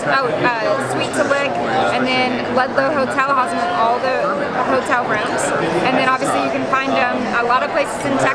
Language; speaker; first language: English; non-native, fluent; French